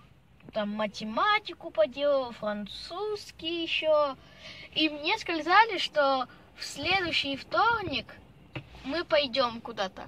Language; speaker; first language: Russian; early bilingual, heritage; Russian